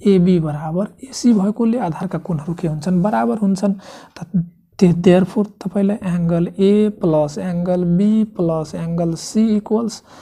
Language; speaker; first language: Nepali; non-native, local second language; Maithili